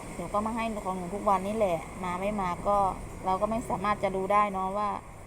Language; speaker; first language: Thai; native; Thai